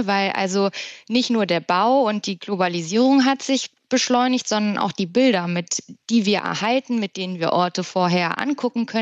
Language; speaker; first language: German; native; German